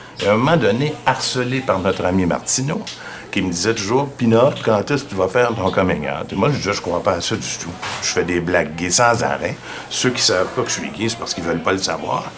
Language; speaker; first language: French; native; French